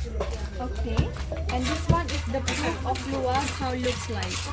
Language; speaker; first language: English; non-native, fluent; Indonesian